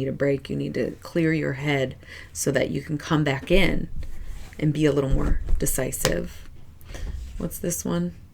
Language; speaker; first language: English; native; English